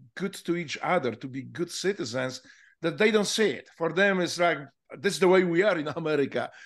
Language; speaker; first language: English; non-native, fluent; Polish